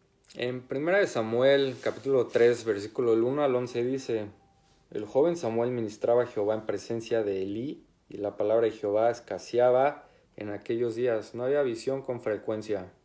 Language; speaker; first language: Spanish; native; Spanish